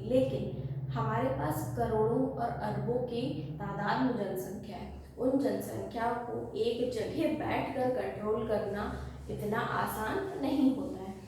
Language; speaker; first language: Hindi; native; Hindi